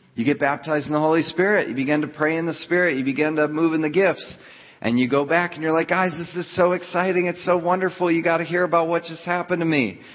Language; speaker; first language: English; native; English